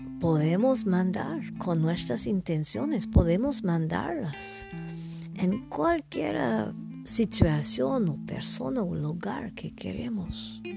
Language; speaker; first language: Spanish; non-native, learner; English